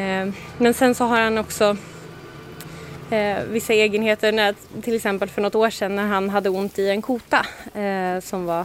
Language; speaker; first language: Swedish; native; Swedish